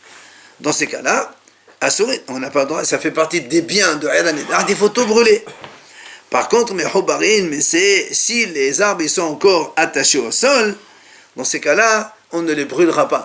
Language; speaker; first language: French; native; French